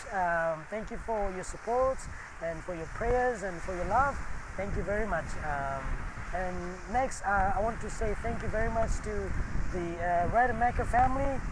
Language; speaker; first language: English; non-native, fluent; Indonesian